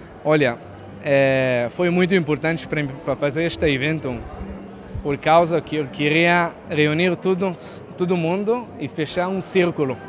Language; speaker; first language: Portuguese; non-native, fluent; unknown